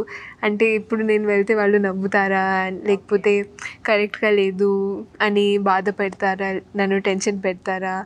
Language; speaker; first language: Telugu; non-native, fluent; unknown